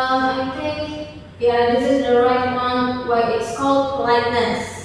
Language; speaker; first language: English; non-native, fluent; Indonesian